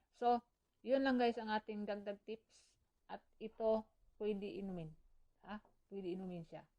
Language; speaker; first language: Filipino; non-native, local second language; Cebuano